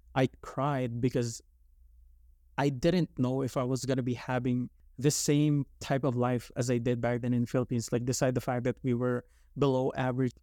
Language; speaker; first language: English; non-native, local second language; Filipino